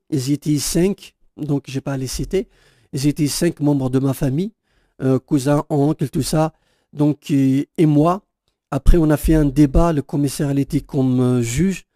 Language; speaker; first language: French; non-native, local second language; Kabyle